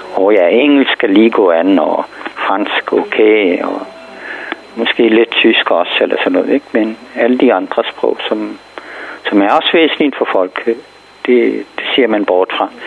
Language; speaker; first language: Danish; non-native, fluent; Urdu